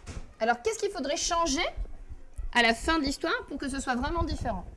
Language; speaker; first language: French; native; French